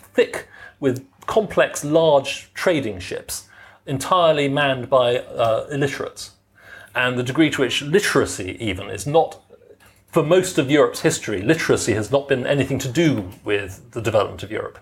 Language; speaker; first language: English; native; English